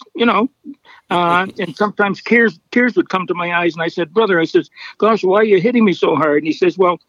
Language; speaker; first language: English; native; English